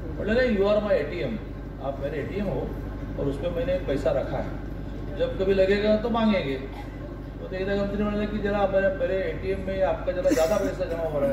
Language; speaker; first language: Hindi; non-native, local second language; Marathi